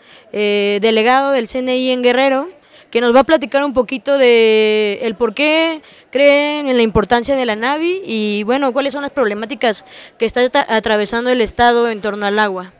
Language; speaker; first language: Spanish; native; Spanish